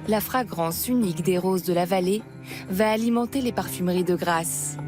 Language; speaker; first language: French; native; French